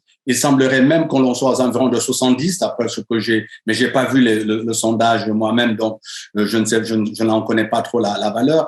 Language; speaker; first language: French; native; French